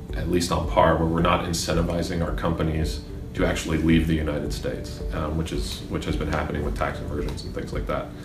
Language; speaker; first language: English; native; English